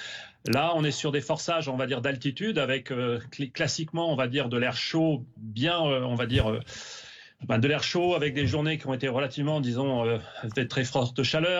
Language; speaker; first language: French; native; French